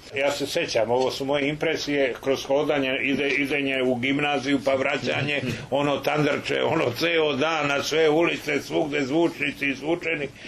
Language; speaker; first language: Serbian; native; Serbian